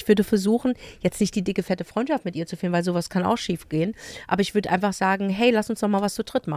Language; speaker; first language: German; native; German